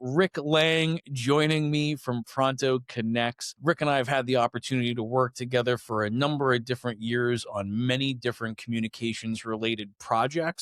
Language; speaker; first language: English; native; English